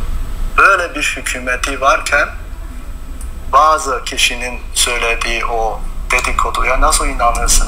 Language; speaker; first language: Turkish; non-native, learner; Chinese